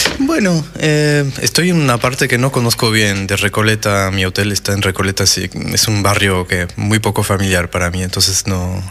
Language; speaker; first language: Spanish; non-native, fluent; French